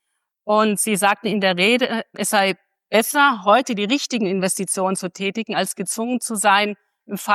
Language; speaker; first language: German; native; German